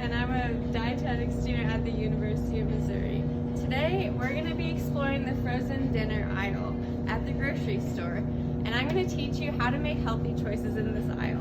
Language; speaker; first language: English; native; English